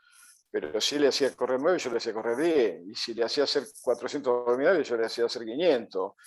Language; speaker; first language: Spanish; native; Spanish